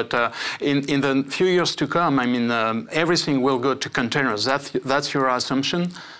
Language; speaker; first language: English; non-native, fluent; French